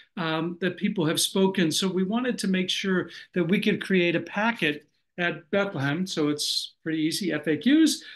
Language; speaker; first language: English; native; English